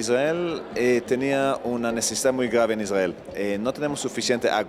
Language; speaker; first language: Spanish; non-native, fluent; Hebrew